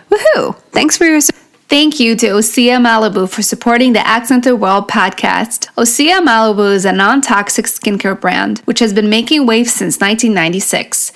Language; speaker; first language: English; non-native, fluent; Polish